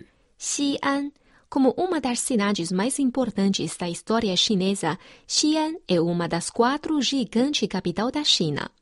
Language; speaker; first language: Portuguese; non-native, fluent; Chinese